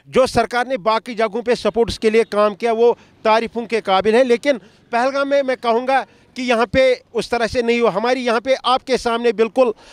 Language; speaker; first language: Hindi; non-native, local second language; Kashmiri